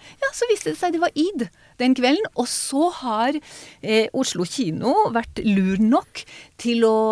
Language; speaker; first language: Norwegian; non-native, fluent; Hebrew